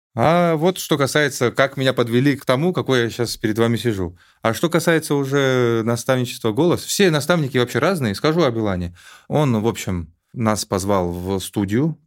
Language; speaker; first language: Russian; native; Russian